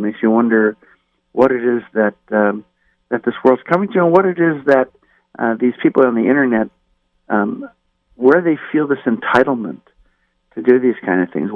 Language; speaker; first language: English; native; English